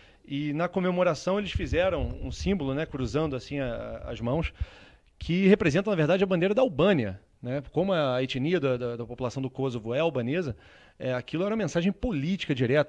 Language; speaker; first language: Portuguese; native; Portuguese